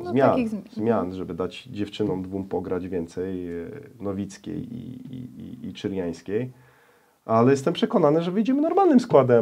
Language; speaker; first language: Polish; native; Polish